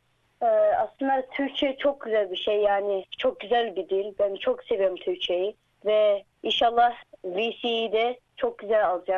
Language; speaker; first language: Turkish; early bilingual, heritage; Turkish